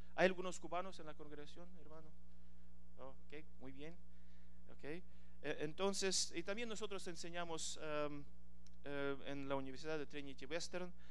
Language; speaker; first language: Spanish; non-native, fluent; Ukrainian